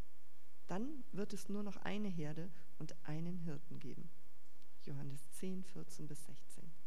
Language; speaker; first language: German; native; German